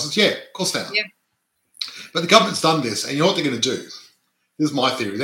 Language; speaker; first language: English; native; English